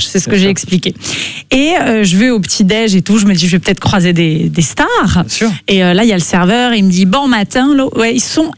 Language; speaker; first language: French; native; French